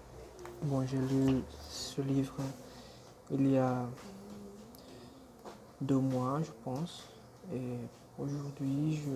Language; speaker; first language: French; non-native, fluent; Portuguese